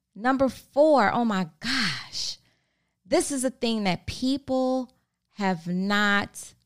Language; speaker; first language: English; native; English